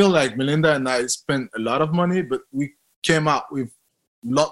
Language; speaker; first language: English; non-native, fluent; French